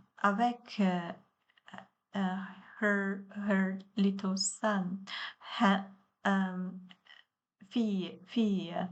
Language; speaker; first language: French; non-native, learner; Chinese